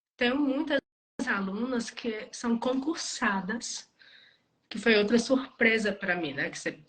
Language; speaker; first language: Portuguese; native; Portuguese